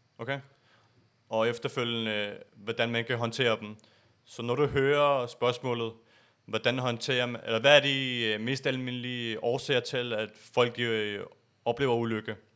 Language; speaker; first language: Danish; early bilingual, other home language; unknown